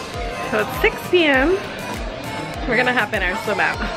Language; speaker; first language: English; native; English